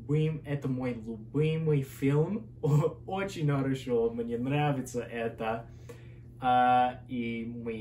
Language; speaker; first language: Russian; non-native, learner; English